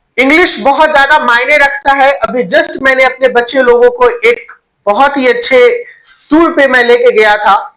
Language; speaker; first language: Hindi; native; Hindi